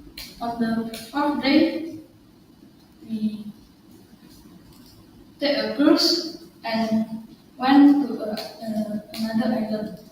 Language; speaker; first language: English; non-native, learner; Indonesian